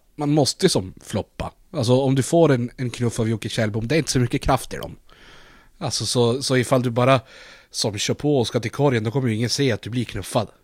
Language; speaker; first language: Swedish; native; Swedish